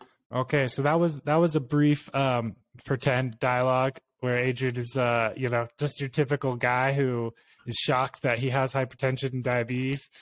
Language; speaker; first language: English; native; English